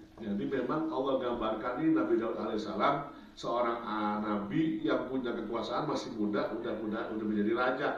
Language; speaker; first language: Indonesian; native; Indonesian